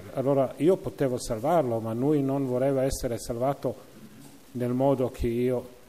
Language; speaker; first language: Italian; non-native, fluent; English